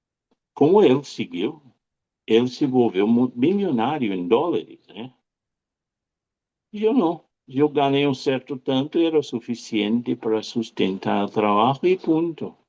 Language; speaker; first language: Spanish; non-native, fluent; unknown